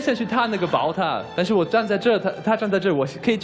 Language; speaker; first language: Chinese; non-native, learner; German